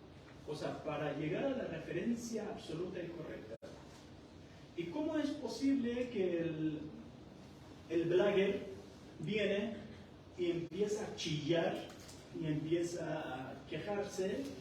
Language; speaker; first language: Spanish; non-native, fluent; Persian